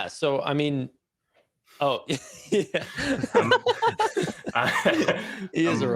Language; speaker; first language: English; native; English